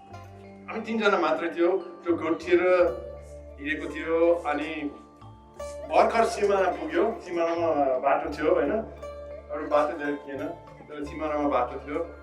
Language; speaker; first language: Nepali; non-native, learner; English